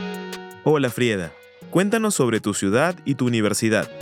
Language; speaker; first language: Spanish; native; Spanish